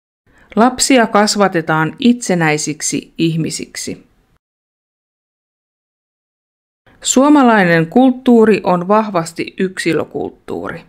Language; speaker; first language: Finnish; non-native, fluent; Russian